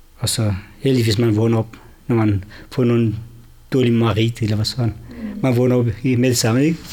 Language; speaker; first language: Danish; non-native, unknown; Kurdish